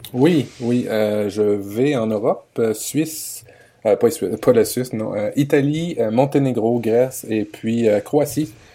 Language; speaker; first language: French; native; French